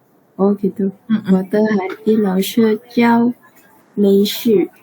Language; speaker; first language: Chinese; non-native, learner; Indonesian